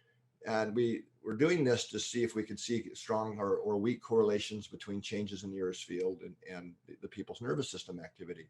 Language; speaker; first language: English; native; English